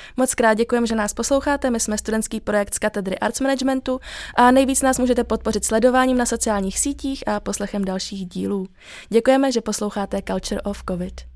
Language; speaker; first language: Czech; native; Czech